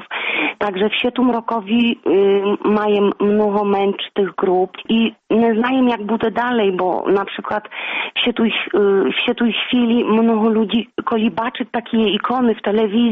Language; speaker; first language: Polish; non-native, local second language; Belarusian